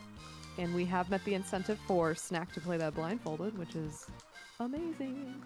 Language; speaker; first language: English; native; English